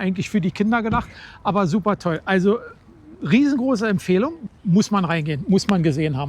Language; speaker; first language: German; native; German